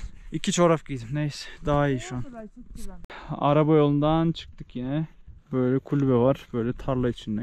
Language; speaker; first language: Turkish; native; Turkish